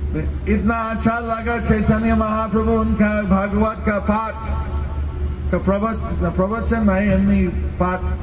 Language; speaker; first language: Hindi; non-native, learner; English